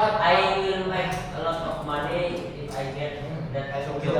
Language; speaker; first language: English; non-native, learner; Indonesian